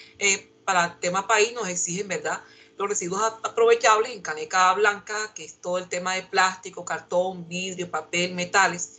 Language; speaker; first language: Spanish; native; Spanish